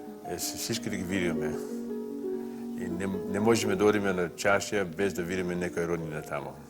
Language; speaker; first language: Macedonian; early bilingual, heritage; Macedonian